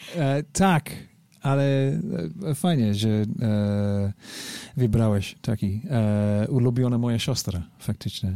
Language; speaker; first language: Polish; non-native, learner; English